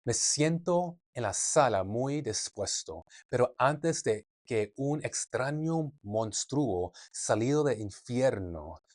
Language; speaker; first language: Spanish; non-native, learner; English